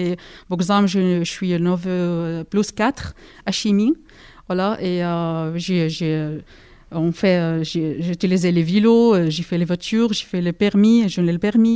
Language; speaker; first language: French; non-native, learner; Arabic